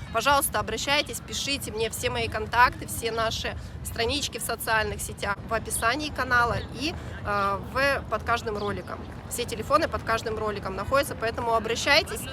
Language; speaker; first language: Russian; native; Russian